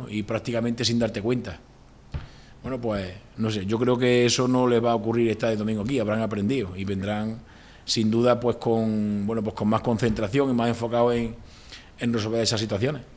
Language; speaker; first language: Spanish; native; Spanish